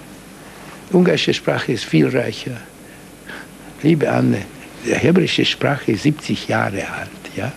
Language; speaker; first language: German; non-native, fluent; Hungarian